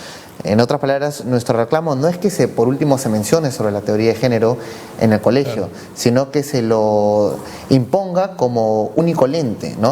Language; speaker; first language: Spanish; native; Spanish